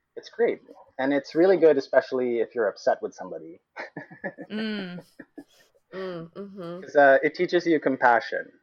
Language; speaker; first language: English; non-native, local second language; Cebuano